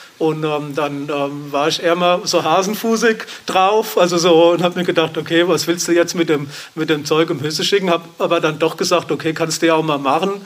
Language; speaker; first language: German; native; German